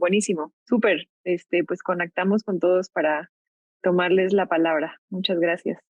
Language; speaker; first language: Spanish; native; Spanish